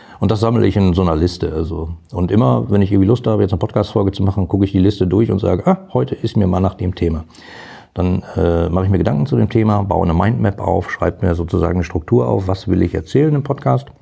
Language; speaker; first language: German; native; German